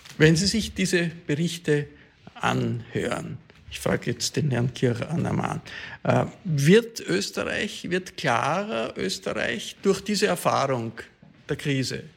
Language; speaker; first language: German; native; German